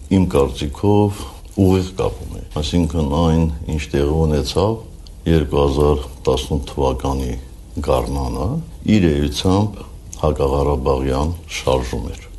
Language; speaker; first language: Armenian; native; Armenian